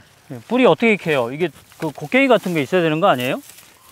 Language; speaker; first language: Korean; native; Korean